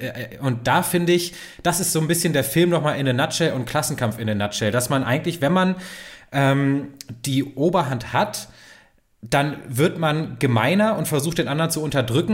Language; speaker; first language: German; native; German